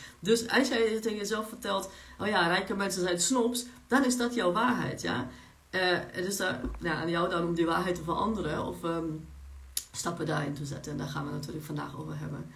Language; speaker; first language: Dutch; non-native, fluent; Polish